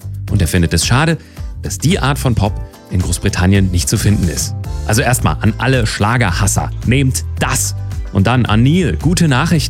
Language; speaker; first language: German; native; German